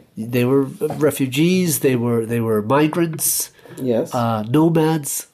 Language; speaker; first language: English; early bilingual, other home language; Spanish